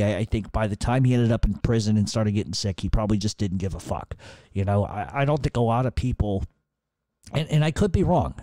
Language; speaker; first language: English; native; English